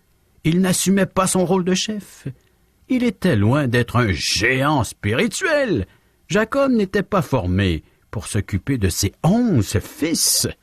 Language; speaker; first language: French; native; French